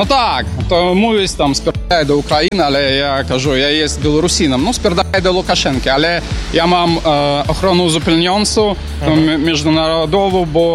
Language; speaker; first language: Polish; non-native, learner; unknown